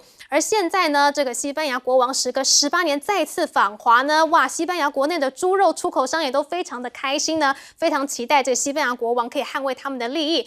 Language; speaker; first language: Chinese; native; Chinese